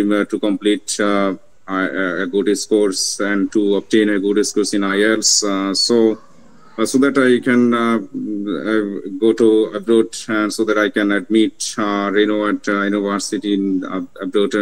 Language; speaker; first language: English; non-native, learner; Bangla